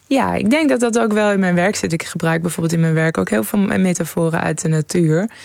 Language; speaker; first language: Dutch; early bilingual, other home language; Persian